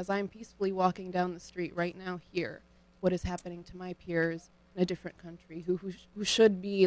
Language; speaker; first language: English; early bilingual, other home language; Ukrainian